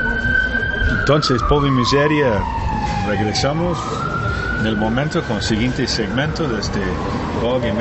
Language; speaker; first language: Spanish; non-native, learner; English